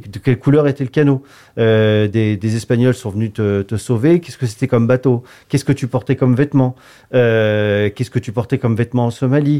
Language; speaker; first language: French; native; French